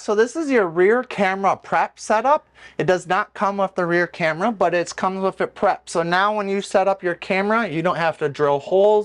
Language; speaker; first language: English; native; English